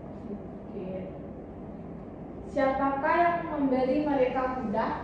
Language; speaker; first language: Indonesian; native; Indonesian